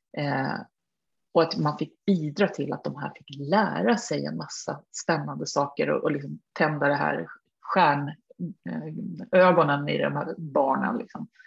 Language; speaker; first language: Swedish; native; Swedish